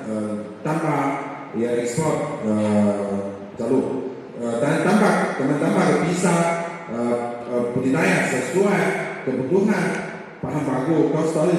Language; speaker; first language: Indonesian; non-native, learner; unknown